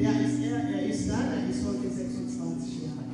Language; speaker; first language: German; non-native, fluent; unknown